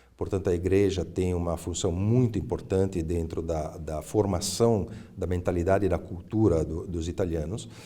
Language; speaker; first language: Portuguese; early bilingual, other home language; Italian